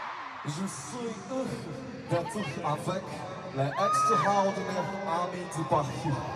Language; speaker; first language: French; non-native, learner; Korean